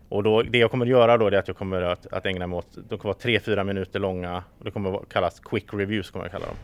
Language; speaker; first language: Swedish; native; Swedish